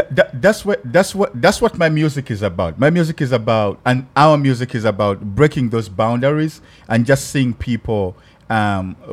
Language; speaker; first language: English; non-native, local second language; Ganda